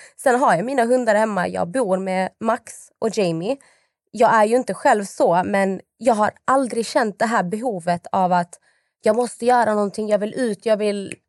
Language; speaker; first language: Swedish; native; Swedish